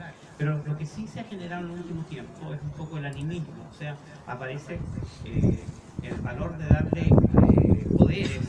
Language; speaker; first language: Spanish; native; Spanish